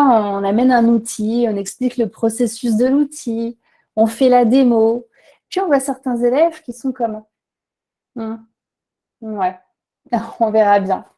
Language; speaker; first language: French; native; French